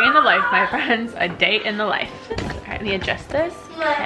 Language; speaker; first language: English; native; English